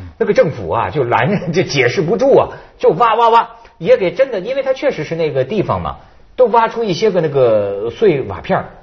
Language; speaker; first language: Chinese; native; Chinese